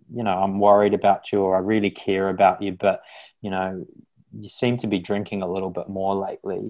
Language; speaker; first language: English; native; English